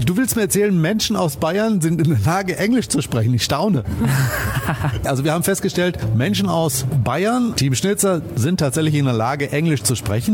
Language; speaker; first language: German; native; German